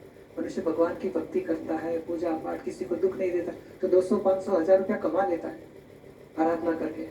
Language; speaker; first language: Hindi; non-native, local second language; Gujarati